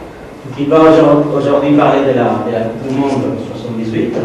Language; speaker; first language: French; non-native, fluent; Spanish